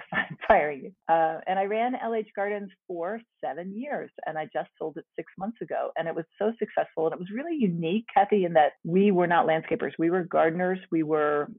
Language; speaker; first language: English; native; English